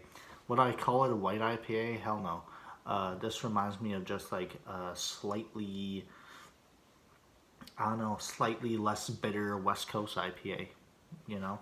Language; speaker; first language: English; native; English